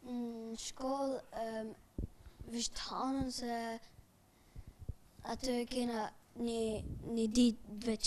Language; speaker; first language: Albanian; early bilingual, heritage; Albanian